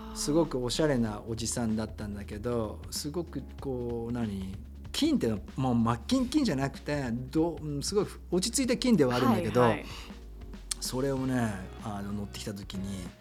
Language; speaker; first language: Japanese; native; Japanese